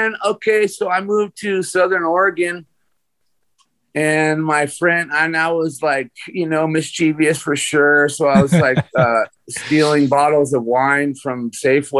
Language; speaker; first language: English; native; English